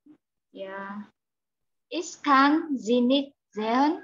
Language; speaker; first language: German; non-native, learner; Vietnamese